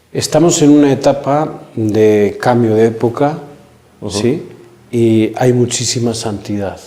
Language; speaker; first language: Spanish; native; Spanish